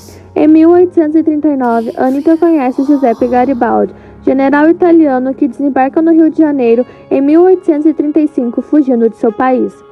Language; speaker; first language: Portuguese; native; Portuguese